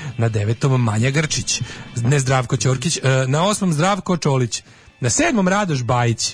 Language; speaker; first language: Serbian; native; Serbian